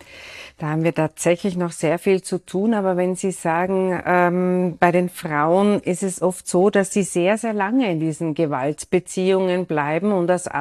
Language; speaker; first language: German; native; German